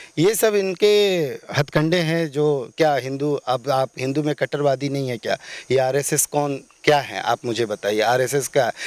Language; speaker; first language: Hindi; native; Hindi